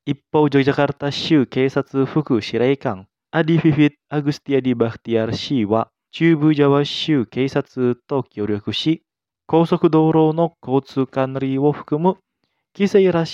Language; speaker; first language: Japanese; non-native, fluent; Indonesian